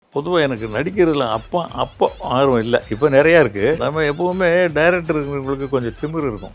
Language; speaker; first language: Tamil; native; Tamil